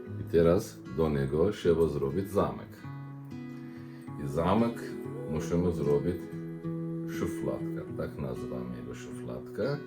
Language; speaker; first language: Polish; non-native, learner; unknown